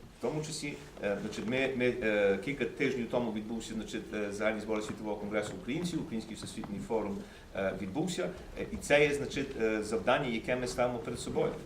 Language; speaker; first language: Ukrainian; early bilingual, heritage; Ukrainian